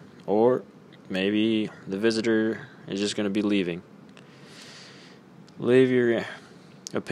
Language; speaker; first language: English; native; English